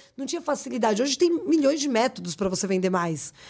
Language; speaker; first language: Portuguese; native; Portuguese